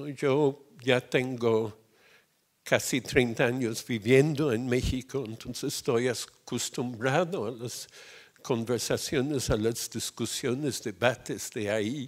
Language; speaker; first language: Spanish; non-native, fluent; English